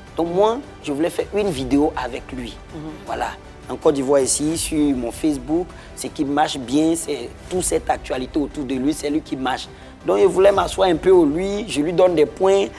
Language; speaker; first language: French; non-native, local second language; Baoulé